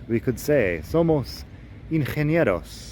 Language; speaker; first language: Spanish; non-native, fluent; English